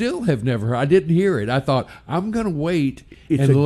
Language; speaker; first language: English; native; English